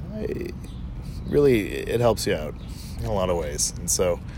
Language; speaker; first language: English; native; English